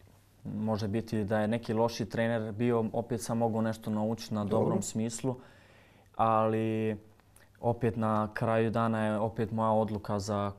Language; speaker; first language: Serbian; early bilingual, heritage; Croatian